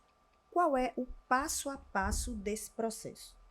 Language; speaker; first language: Portuguese; native; Portuguese